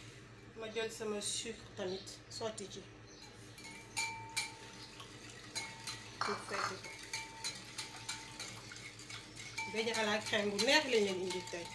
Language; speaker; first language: French; non-native, local second language; Wolof